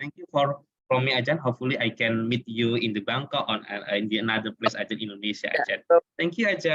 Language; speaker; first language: English; non-native, learner; Indonesian